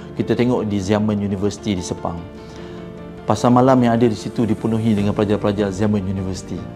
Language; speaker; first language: Malay; native; Malay